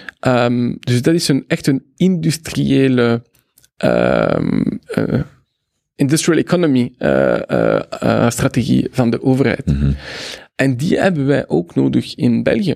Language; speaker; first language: Dutch; non-native, local second language; French